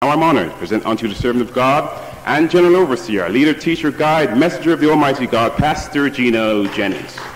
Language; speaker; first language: English; native; English